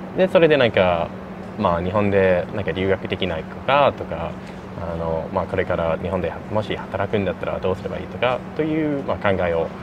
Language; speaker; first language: Japanese; non-native, fluent; English